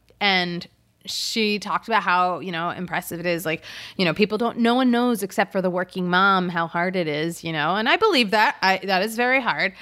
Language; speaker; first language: English; native; English